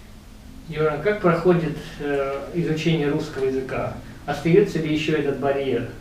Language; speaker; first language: Russian; native; Russian